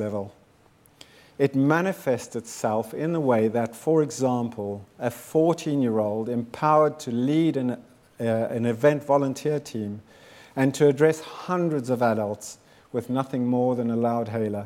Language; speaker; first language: English; native; English